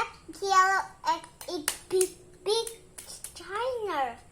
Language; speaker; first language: English; non-native, learner; Indonesian